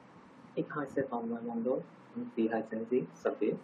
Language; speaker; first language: German; non-native, learner; Bangla